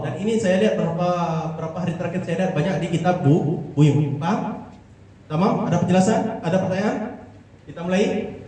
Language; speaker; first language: Indonesian; non-native, local second language; Achinese